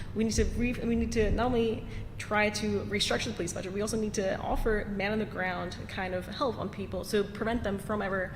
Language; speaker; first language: English; early bilingual, other home language; Italian